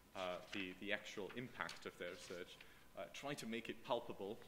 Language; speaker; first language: English; non-native, fluent; German